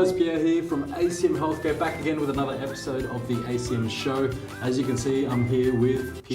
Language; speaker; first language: English; native; English